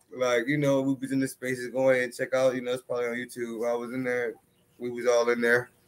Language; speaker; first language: English; native; English